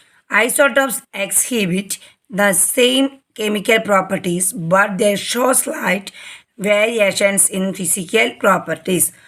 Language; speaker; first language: English; non-native, local second language; Malayalam